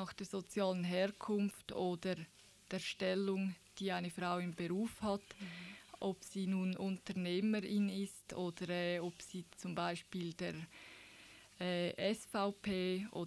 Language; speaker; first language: German; native; German